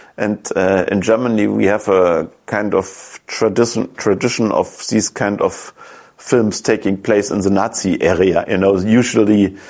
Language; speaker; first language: English; non-native, fluent; German